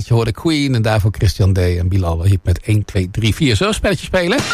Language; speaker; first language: Dutch; native; Dutch